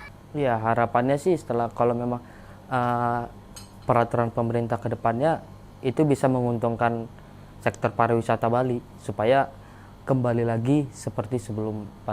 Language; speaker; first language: Indonesian; native; Indonesian